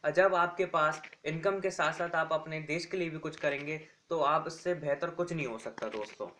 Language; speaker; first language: Hindi; native; Hindi